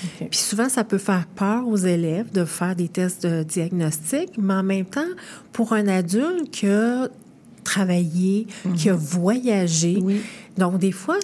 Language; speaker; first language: French; native; French